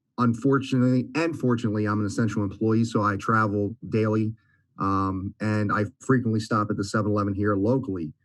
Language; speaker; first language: English; native; English